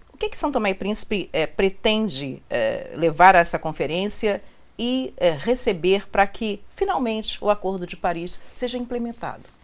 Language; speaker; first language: Portuguese; native; Portuguese